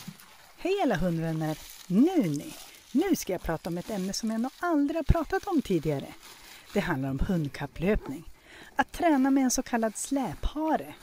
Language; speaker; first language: Swedish; native; Swedish